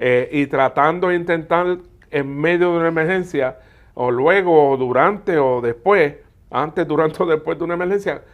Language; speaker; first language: Spanish; native; Spanish